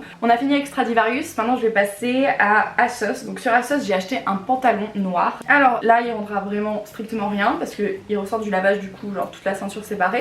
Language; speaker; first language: French; native; French